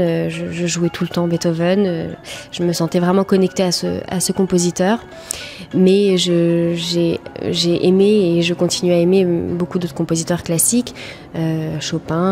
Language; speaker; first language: French; native; French